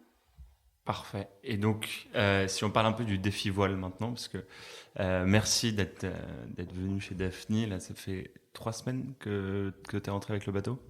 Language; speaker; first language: French; native; French